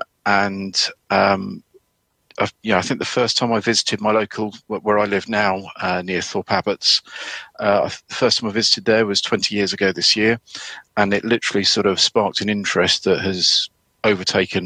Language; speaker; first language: English; native; English